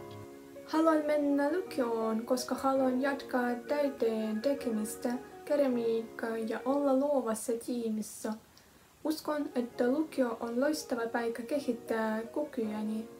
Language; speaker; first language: Finnish; non-native, learner; Russian